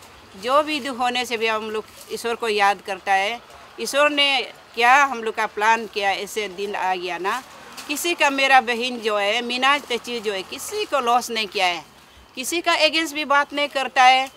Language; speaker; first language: Hindi; non-native, local second language; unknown